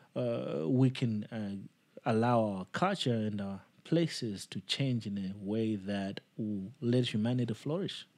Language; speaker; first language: English; non-native, local second language; Nyanja